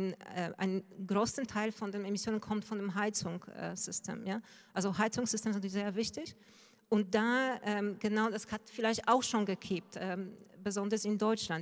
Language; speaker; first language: German; non-native, fluent; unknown